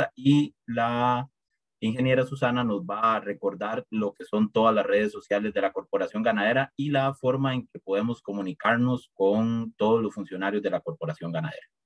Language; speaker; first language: Spanish; native; Spanish